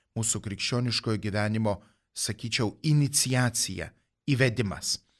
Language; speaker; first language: Lithuanian; native; Lithuanian